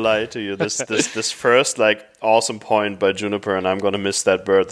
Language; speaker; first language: English; non-native, fluent; German